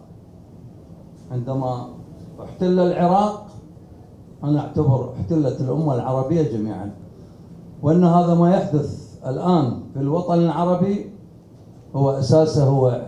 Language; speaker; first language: Arabic; native; Arabic